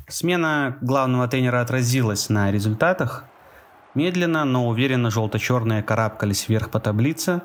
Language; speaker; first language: Russian; native; Russian